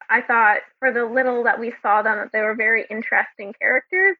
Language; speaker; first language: English; native; English